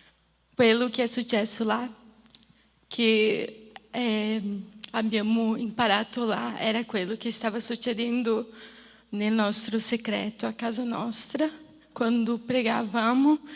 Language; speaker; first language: Italian; non-native, fluent; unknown